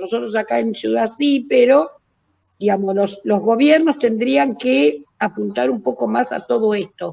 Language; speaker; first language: Spanish; native; Spanish